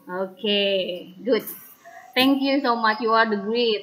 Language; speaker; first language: English; non-native, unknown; Indonesian